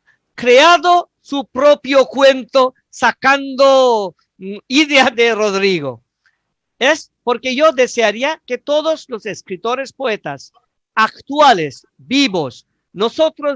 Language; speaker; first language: Spanish; non-native, fluent; Bangla